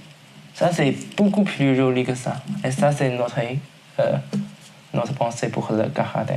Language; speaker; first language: French; non-native, learner; Chinese